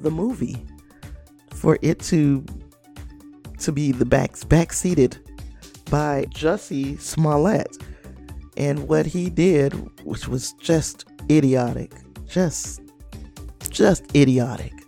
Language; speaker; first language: English; native; English